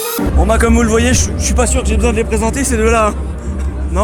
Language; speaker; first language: French; native; French